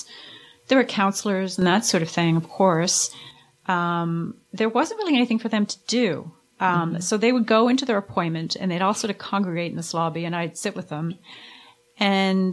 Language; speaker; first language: English; native; English